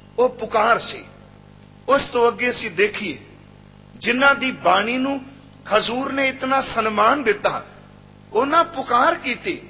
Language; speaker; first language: Punjabi; native; Punjabi